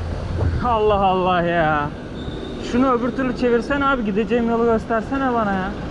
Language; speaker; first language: Turkish; native; Turkish